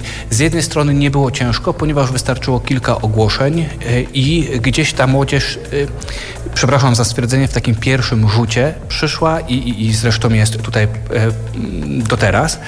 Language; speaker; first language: Polish; native; Polish